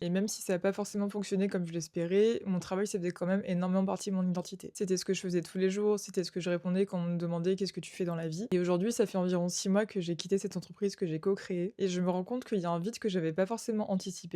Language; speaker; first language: French; native; French